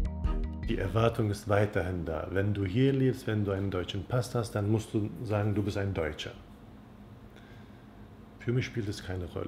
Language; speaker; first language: German; non-native, fluent; Turkish